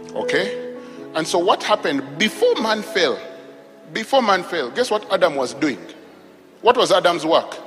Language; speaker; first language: English; non-native, local second language; Ganda